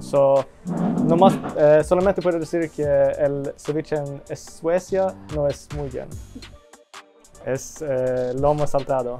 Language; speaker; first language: Spanish; early bilingual, heritage; Swedish